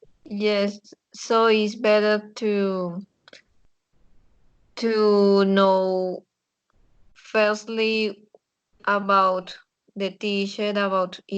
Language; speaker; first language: English; non-native, learner; Spanish